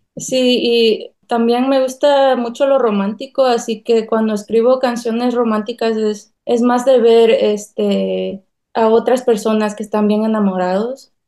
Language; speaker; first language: Spanish; early bilingual, heritage; Spanish